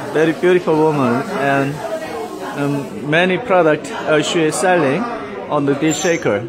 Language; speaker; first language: English; non-native, learner; Korean